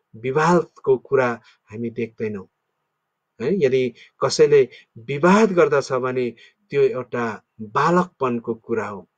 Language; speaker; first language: Nepali; non-native, local second language; Limbu